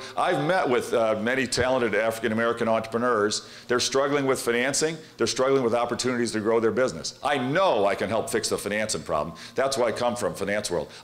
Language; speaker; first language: English; native; English